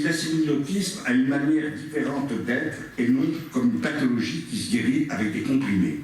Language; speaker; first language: French; native; French